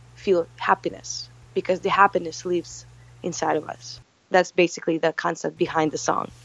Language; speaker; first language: English; early bilingual, other home language; Russian